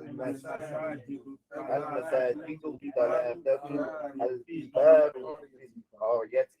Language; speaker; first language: Arabic; non-native, learner; English